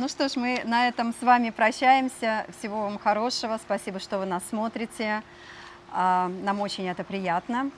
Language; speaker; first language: Russian; native; Russian